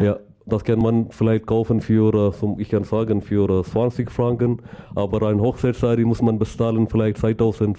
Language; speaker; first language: German; non-native, learner; Malayalam